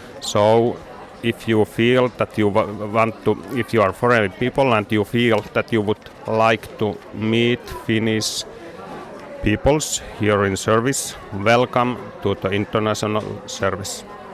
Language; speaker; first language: English; non-native, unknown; Finnish